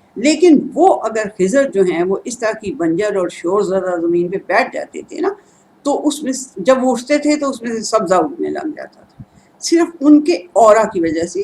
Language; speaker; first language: Urdu; native; Urdu